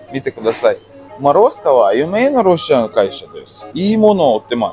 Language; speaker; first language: Japanese; non-native, learner; Russian